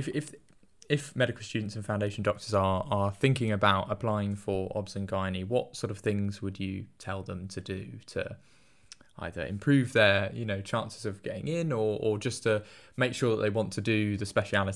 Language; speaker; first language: English; native; English